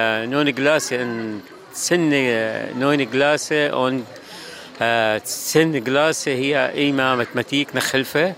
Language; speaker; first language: German; non-native, learner; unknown